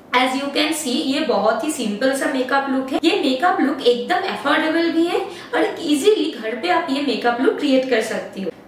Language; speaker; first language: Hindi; non-native, local second language; Bangla